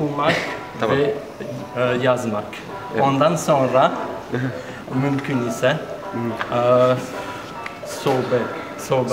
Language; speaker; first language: Turkish; non-native, learner; Italian